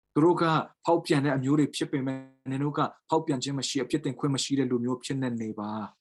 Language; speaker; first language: Burmese; non-native, local second language; Tedim Chin